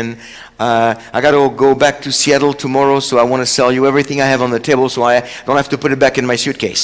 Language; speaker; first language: English; non-native, fluent; French